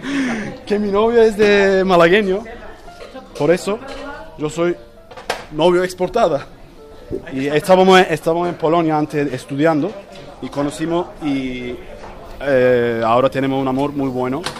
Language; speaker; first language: Spanish; non-native, fluent; Turkish